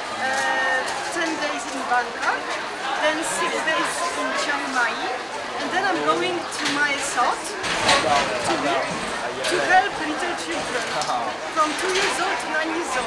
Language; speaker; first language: English; non-native, learner; Polish